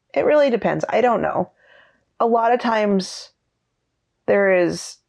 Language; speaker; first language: English; native; English